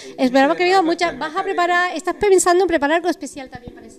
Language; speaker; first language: Spanish; native; Spanish